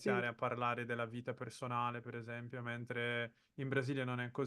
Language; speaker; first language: Italian; non-native, fluent; Portuguese